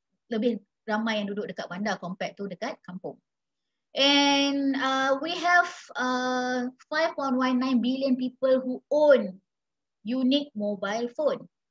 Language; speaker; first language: English; non-native, local second language; Malay